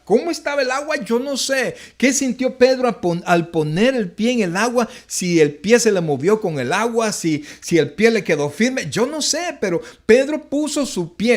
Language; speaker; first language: Spanish; native; Spanish